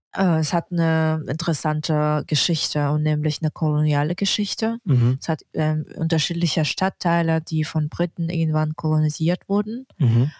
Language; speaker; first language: German; non-native, fluent; Russian